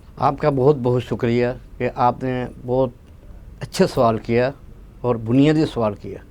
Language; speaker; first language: Urdu; non-native, local second language; Bangla